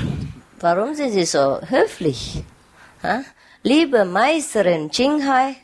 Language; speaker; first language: German; non-native, fluent; Vietnamese